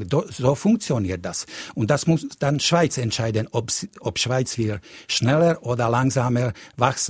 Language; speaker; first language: German; non-native, fluent; Slovak